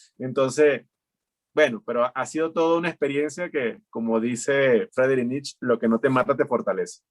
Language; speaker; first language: Spanish; native; Spanish